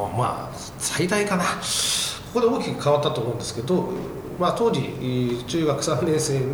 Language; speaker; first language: Japanese; native; Japanese